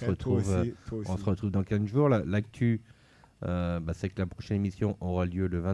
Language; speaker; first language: French; native; French